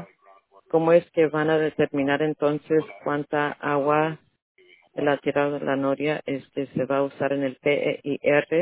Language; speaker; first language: Spanish; early bilingual, heritage; Spanish